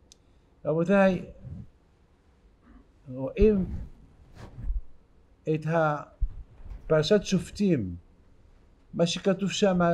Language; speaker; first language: Hebrew; non-native, fluent; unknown